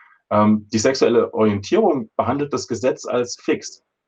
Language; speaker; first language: German; native; German